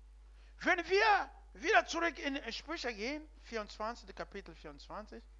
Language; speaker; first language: German; non-native, learner; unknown